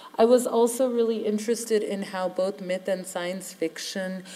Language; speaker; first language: English; native; English